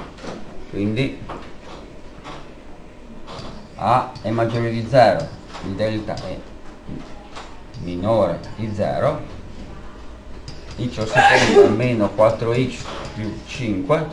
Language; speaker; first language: Italian; native; Italian